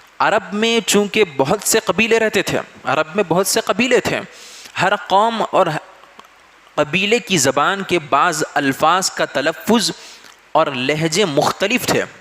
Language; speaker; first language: Urdu; native; Urdu